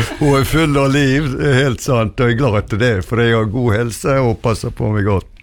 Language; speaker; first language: Norwegian; native; Norwegian